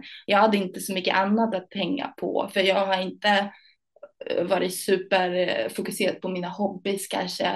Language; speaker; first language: Swedish; early bilingual, other home language; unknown